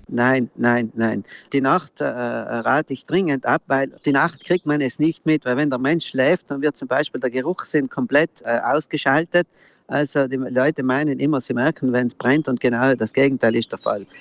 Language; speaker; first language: German; native; German